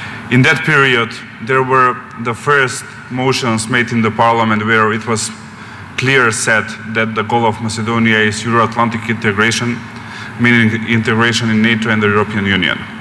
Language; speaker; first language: English; non-native, fluent; Macedonian